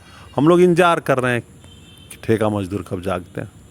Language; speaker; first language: Hindi; native; Hindi